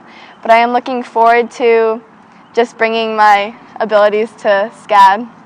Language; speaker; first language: English; native; English